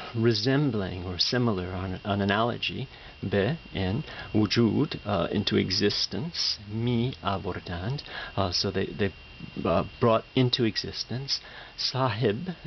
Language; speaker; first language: English; native; English